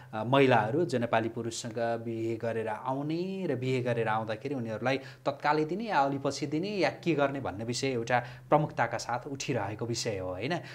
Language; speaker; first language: Nepali; native; Nepali